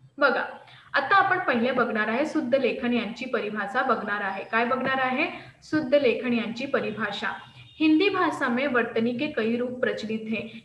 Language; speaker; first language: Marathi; non-native, local second language; Hindi